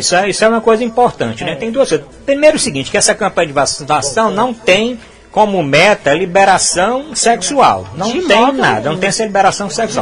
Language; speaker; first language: Portuguese; native; Portuguese